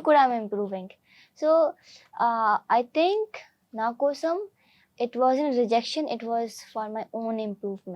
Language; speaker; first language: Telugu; non-native, learner; Hindi